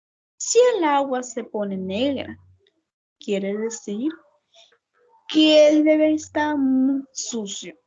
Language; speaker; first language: Spanish; non-native, learner; Portuguese